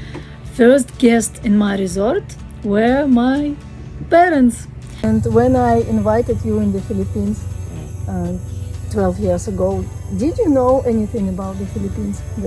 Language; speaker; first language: English; non-native, fluent; Russian